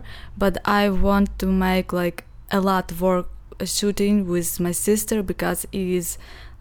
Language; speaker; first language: English; non-native, learner; Ukrainian